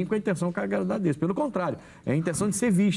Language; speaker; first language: Portuguese; native; Portuguese